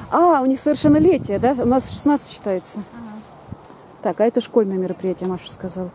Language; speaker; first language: Russian; native; Russian